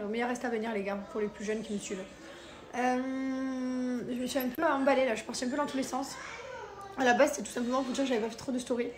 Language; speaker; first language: French; native; French